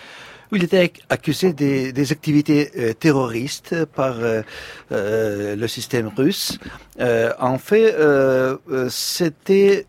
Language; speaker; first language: French; non-native, fluent; Russian